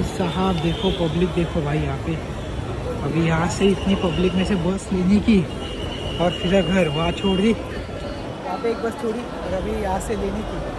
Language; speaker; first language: Hindi; non-native, local second language; Marathi